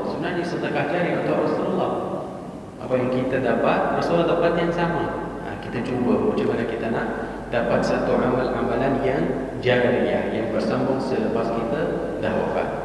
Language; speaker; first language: Malay; non-native, fluent; Arabic